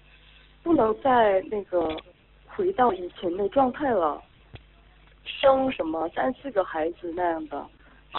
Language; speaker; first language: Chinese; non-native, fluent; Korean